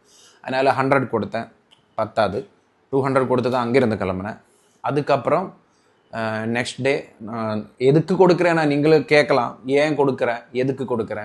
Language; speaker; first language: Tamil; non-native, local second language; Malayalam